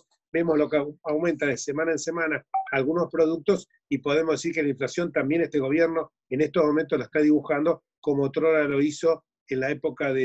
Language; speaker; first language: Spanish; native; Spanish